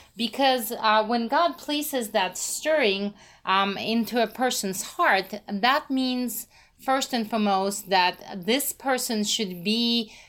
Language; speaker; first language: English; non-native, fluent; Russian